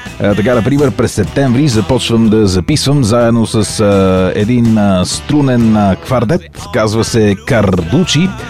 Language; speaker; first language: Bulgarian; native; Bulgarian